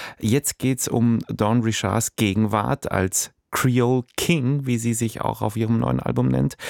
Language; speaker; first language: German; native; German